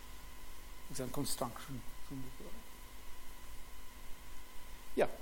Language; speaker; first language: Norwegian; non-native, fluent; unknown